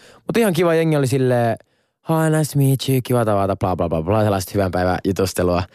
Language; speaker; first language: Finnish; non-native, local second language; Swedish